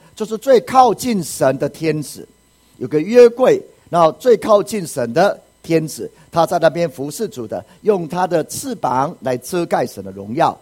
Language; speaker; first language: Chinese; native; Chinese